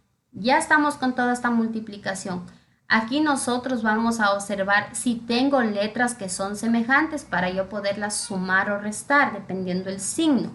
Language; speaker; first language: Spanish; native; Spanish